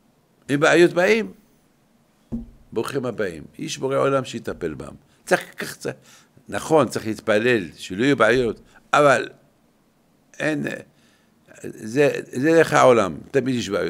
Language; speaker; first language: Hebrew; non-native, fluent; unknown